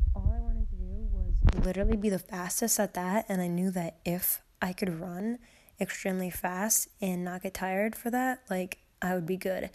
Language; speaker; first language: English; native; English